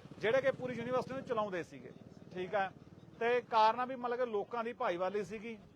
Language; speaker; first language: Punjabi; native; Punjabi